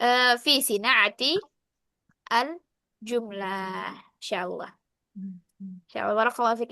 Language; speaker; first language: Arabic; non-native, fluent; Indonesian